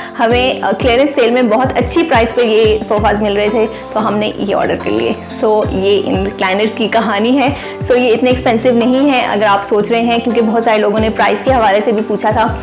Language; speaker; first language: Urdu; native; Urdu